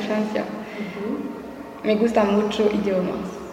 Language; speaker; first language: Spanish; non-native, learner; French